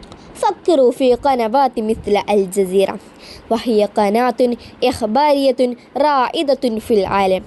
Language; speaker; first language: Arabic; non-native, learner; Malayalam